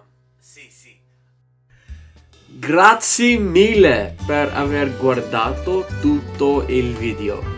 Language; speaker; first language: Italian; non-native, learner; English